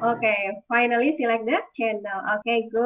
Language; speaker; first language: English; non-native, fluent; Indonesian